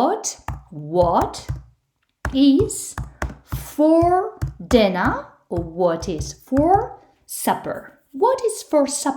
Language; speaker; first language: English; non-native, fluent; Spanish